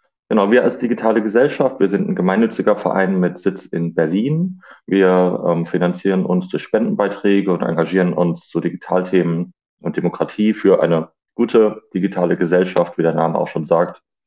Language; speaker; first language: German; native; German